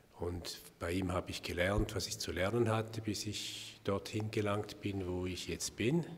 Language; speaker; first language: German; native; German